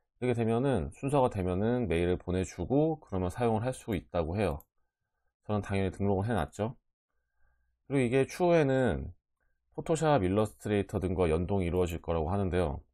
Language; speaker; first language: Korean; native; Korean